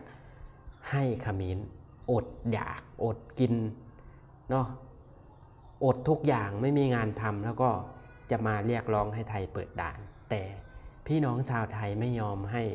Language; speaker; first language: Thai; non-native, local second language; Northeastern Thai